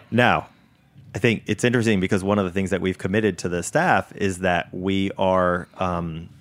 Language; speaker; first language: English; native; English